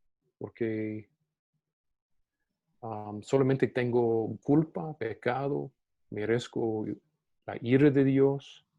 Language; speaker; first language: Spanish; non-native, fluent; English